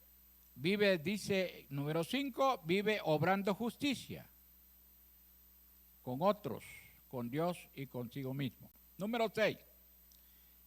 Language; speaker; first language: Spanish; native; Spanish